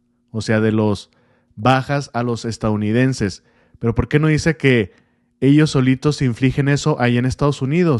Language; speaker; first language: Spanish; native; Spanish